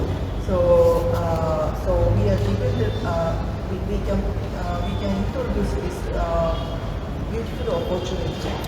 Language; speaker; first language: English; non-native, learner; Japanese